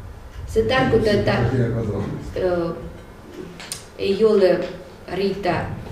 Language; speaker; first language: Finnish; non-native, learner; Russian